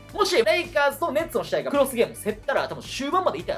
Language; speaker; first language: Japanese; native; Japanese